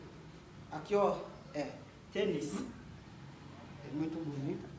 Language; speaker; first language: Portuguese; non-native, learner; Haitian Creole